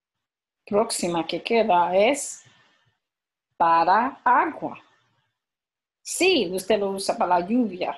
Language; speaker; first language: Spanish; early bilingual, heritage; Spanish